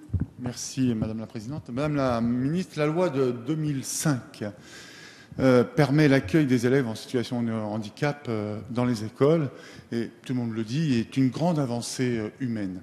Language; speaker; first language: French; native; French